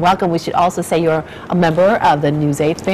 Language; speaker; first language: English; native; English